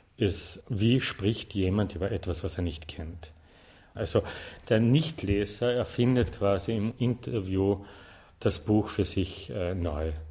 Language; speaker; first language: German; native; German